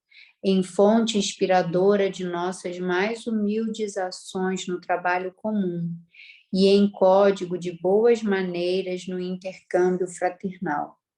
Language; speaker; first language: Portuguese; native; Portuguese